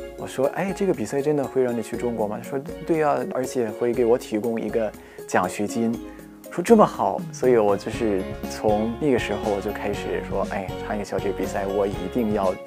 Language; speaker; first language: Chinese; non-native, fluent; Arabic